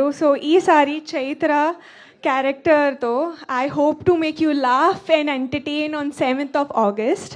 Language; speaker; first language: Telugu; non-native, learner; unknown